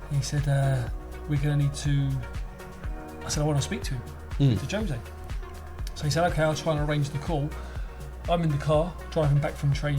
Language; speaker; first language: English; native; English